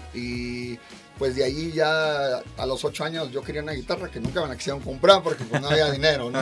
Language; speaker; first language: Spanish; native; Spanish